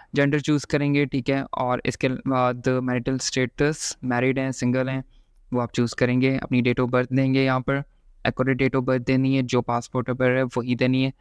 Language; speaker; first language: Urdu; native; Urdu